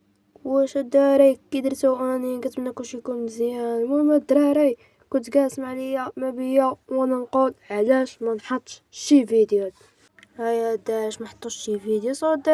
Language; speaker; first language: Arabic; native; Arabic